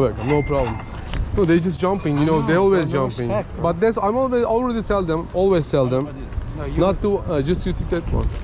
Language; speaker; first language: English; non-native, learner; Turkish